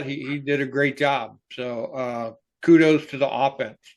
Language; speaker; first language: English; native; English